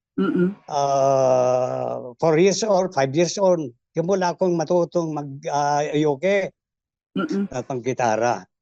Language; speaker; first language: Filipino; native; Filipino